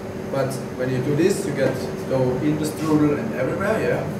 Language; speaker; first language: English; non-native, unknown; German